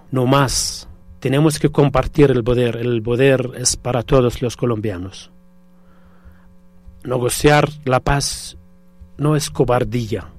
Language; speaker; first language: Spanish; non-native, fluent; Arabic